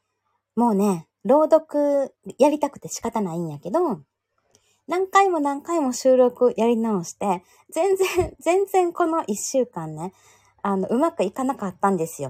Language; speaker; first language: Japanese; native; Japanese